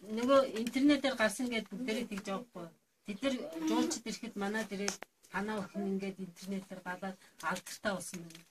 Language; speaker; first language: Mongolian; non-native, local second language; Kazakh